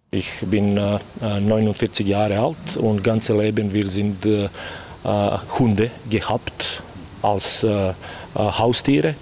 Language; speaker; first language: German; non-native, learner; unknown